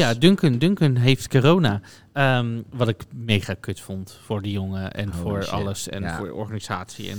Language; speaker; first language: Dutch; native; Dutch